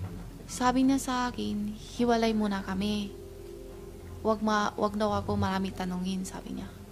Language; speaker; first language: Filipino; non-native, learner; Chinese